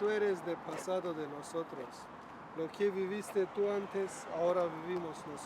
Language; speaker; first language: Spanish; non-native, learner; Kurdish